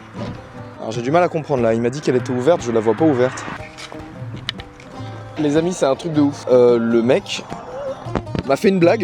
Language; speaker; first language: French; native; French